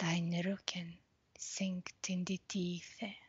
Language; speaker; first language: German; non-native, fluent; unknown